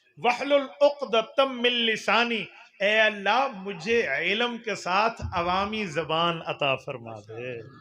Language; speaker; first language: Urdu; non-native, local second language; Punjabi